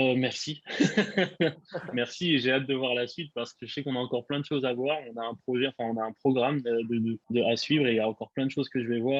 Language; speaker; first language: French; native; French